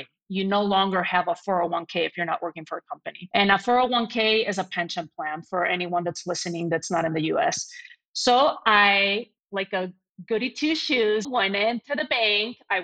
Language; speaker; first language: English; non-native, fluent; Spanish